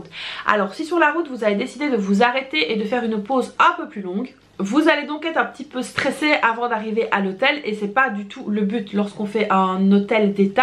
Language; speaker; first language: French; native; French